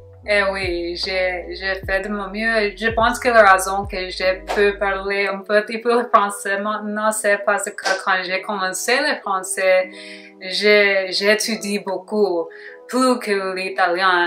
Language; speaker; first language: French; non-native, learner; English